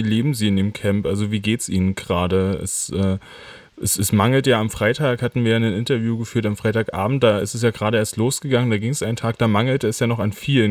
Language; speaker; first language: German; native; German